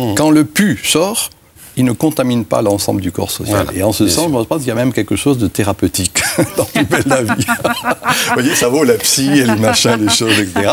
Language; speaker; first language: French; native; French